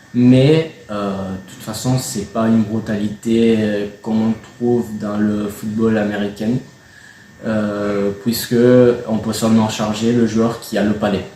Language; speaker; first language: French; non-native, fluent; Spanish